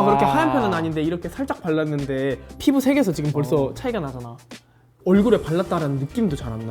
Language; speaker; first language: Korean; native; Korean